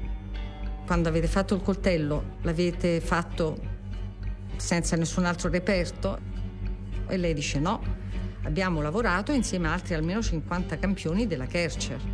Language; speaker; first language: Italian; native; Italian